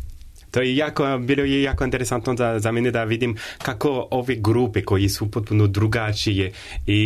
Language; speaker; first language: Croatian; non-native, learner; French